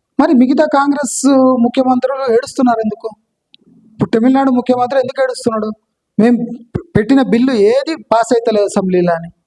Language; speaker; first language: Telugu; non-native, local second language; Kannada